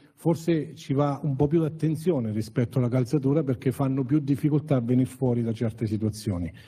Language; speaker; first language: Italian; native; Italian